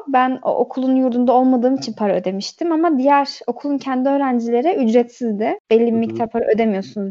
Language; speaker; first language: Turkish; early bilingual, heritage; Turkish